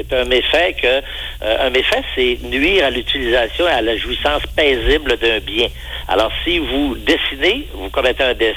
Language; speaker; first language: French; native; French